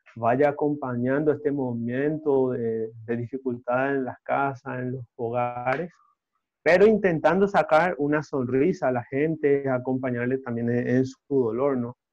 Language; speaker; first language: Spanish; native; Spanish